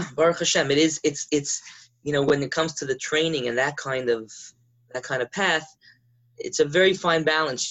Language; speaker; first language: English; native; English